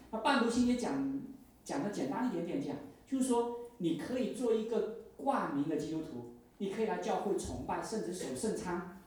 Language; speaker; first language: Chinese; native; Chinese